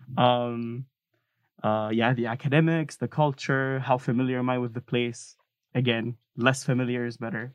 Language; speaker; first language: English; non-native, fluent; Arabic